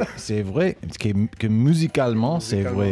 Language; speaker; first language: French; non-native, learner; English